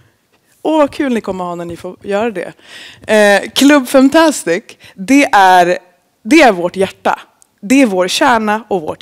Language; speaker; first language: Swedish; native; Swedish